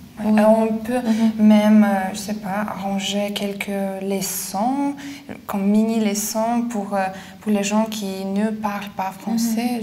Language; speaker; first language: French; non-native, fluent; Lithuanian